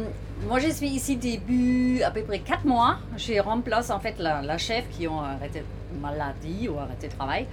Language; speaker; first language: French; non-native, learner; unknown